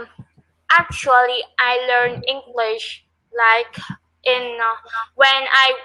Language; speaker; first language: English; non-native, learner; Vietnamese